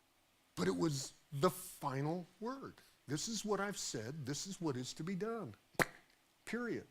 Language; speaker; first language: English; native; English